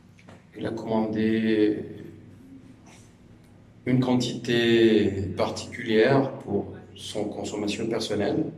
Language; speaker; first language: French; non-native, fluent; Spanish